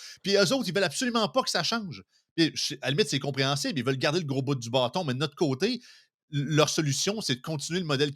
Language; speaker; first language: French; native; French